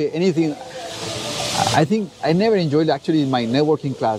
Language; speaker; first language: English; non-native, fluent; Spanish